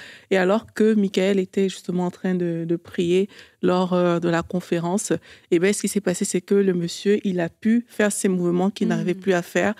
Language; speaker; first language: French; native; French